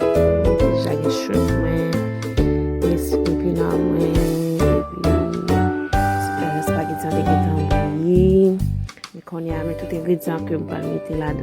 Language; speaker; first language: French; non-native, learner; Haitian Creole